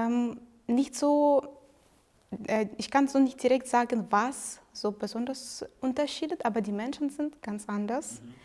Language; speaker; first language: German; non-native, fluent; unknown